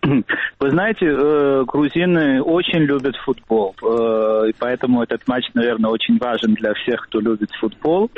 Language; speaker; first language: Russian; non-native, fluent; Georgian